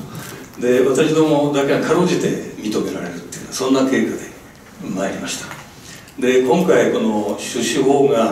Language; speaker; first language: Japanese; native; Japanese